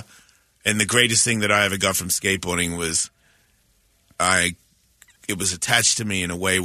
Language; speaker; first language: English; native; English